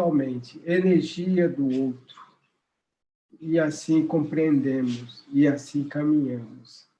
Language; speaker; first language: Portuguese; non-native, local second language; Guarani